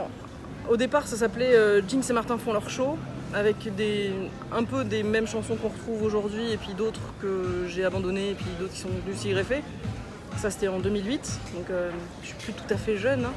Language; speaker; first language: French; native; French